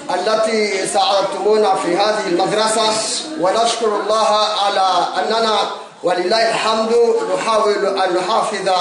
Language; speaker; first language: Arabic; non-native, local second language; Comorian